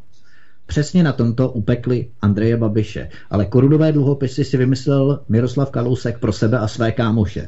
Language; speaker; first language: Czech; native; Czech